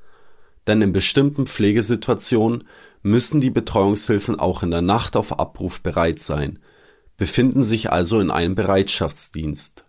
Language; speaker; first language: German; native; German